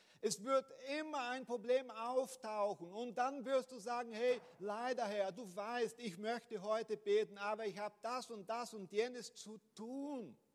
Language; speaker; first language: German; non-native, fluent; Portuguese